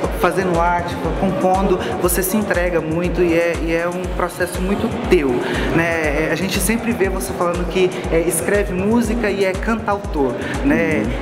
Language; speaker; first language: Portuguese; native; Portuguese